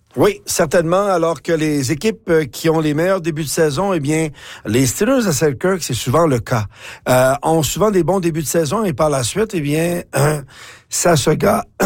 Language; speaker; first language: French; native; French